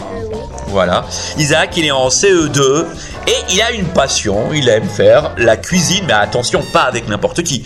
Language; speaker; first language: French; native; French